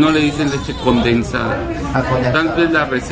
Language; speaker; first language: Spanish; native; Spanish